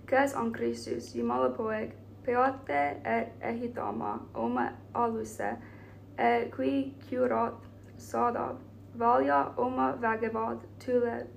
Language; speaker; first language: Estonian; non-native, learner; Finnish